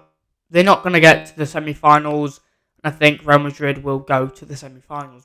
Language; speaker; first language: English; native; English